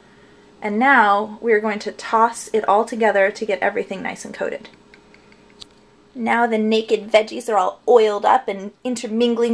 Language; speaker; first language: English; native; English